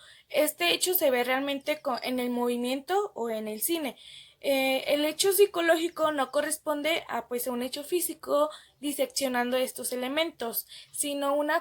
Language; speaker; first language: Spanish; native; Spanish